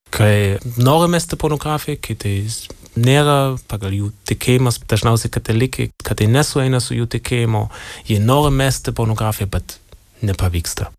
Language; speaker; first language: Lithuanian; non-native, fluent; German